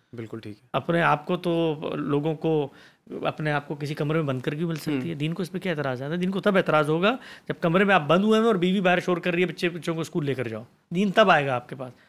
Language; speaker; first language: Urdu; native; Urdu